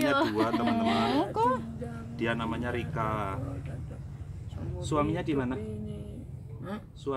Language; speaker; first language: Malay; non-native, local second language; Javanese